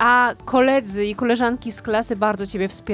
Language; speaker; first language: Polish; native; Polish